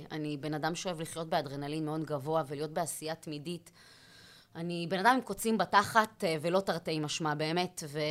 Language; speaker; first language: Hebrew; native; Hebrew